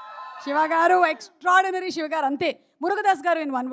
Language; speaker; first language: Telugu; native; Telugu